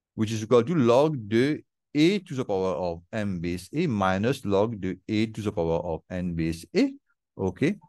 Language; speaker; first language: English; non-native, local second language; Morisyen